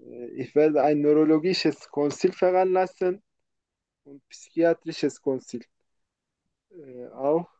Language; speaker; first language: German; non-native, learner; Turkish